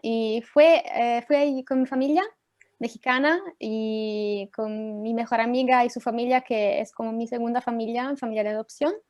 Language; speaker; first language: Spanish; non-native, fluent; Italian